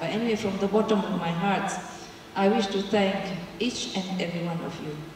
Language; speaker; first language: English; non-native, local second language; Malay